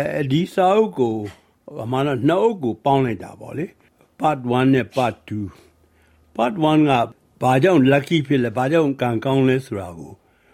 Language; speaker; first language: Burmese; native; Burmese